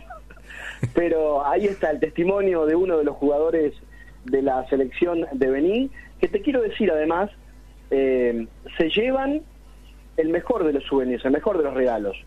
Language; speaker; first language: Spanish; native; Spanish